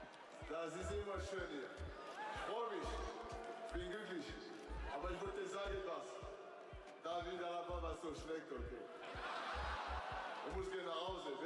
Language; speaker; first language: German; non-native, learner; French